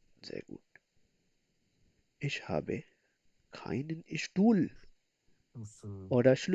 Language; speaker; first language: German; non-native, learner; Urdu